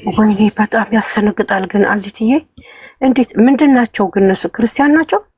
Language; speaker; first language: Amharic; non-native, learner; Tigrinya